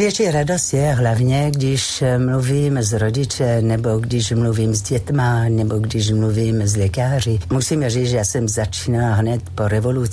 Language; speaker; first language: Czech; non-native, fluent; French